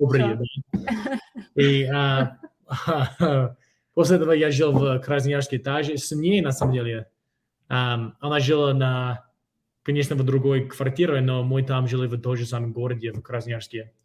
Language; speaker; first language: Russian; non-native, fluent; English